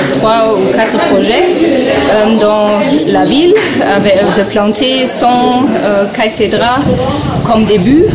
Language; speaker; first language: French; non-native, fluent; German